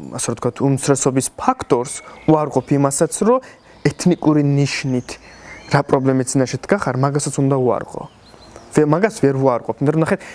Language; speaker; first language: Georgian; non-native, local second language; Azerbaijani